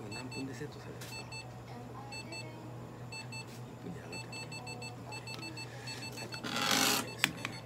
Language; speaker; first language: Japanese; native; Japanese